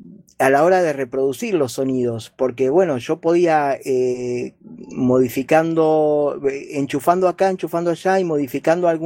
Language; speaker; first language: Spanish; native; Spanish